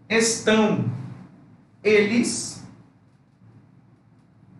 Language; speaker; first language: Portuguese; non-native, fluent; Spanish